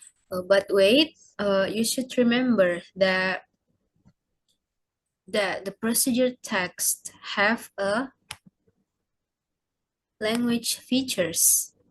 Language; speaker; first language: English; non-native, learner; Indonesian